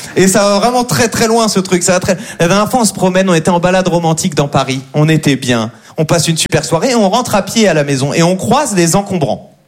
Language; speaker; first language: French; native; French